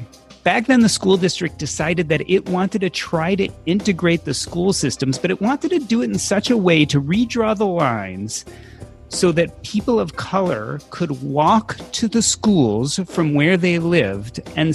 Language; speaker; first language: English; native; English